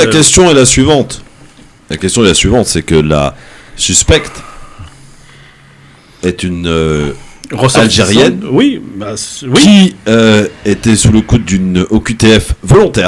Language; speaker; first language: French; native; French